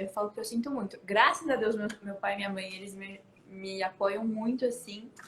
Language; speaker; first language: Portuguese; native; Portuguese